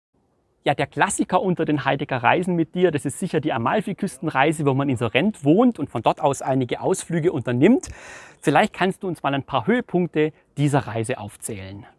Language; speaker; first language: German; native; German